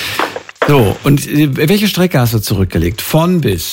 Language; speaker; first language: German; native; German